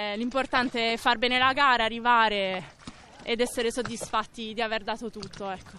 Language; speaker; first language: Italian; native; Italian